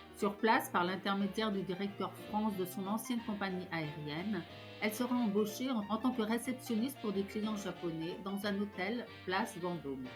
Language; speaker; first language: French; native; French